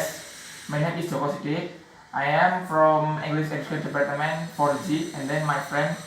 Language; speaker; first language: English; non-native, learner; Javanese